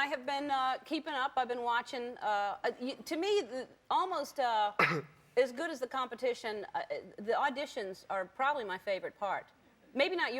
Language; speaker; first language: English; native; English